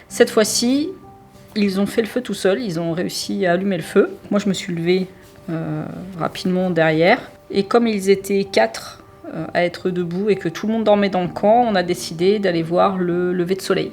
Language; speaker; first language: French; native; French